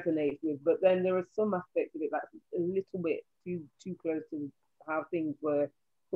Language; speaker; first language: English; native; English